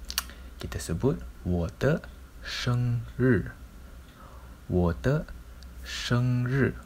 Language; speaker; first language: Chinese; non-native, local second language; Malay